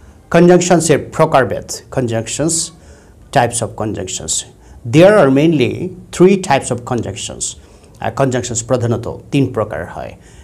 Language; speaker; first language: English; non-native, local second language; Bangla